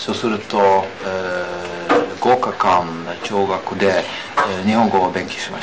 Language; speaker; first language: Japanese; non-native, learner; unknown